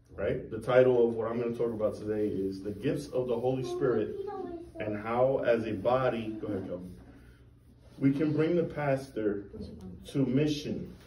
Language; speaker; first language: English; native; English